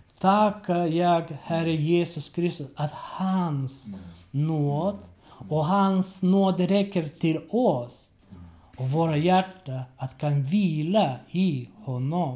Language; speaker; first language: Swedish; non-native, learner; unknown